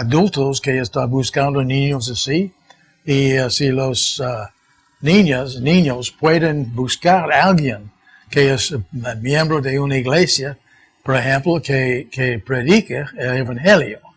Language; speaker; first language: Spanish; non-native, fluent; English